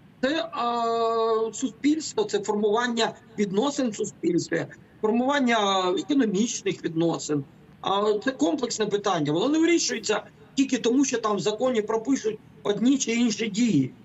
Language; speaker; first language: Ukrainian; native; Ukrainian